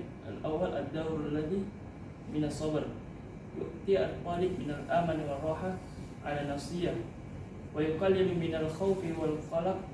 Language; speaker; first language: Arabic; non-native, learner; Indonesian